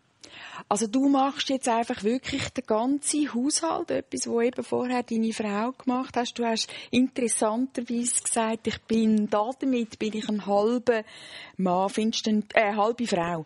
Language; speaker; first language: German; native; German